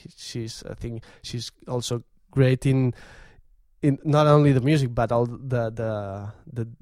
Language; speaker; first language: English; non-native, fluent; Catalan